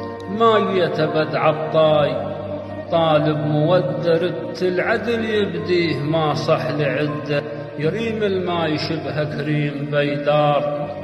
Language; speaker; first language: Arabic; native; Arabic